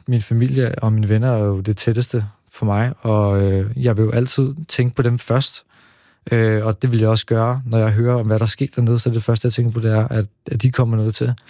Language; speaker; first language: Danish; early bilingual, other home language; Hebrew